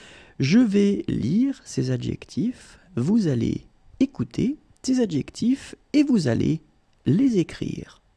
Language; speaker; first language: French; native; French